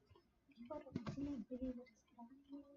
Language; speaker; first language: Russian; non-native, learner; English